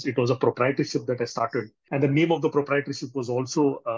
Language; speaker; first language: English; non-native, local second language; Marathi